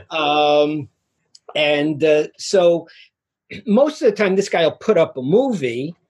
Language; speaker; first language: English; native; English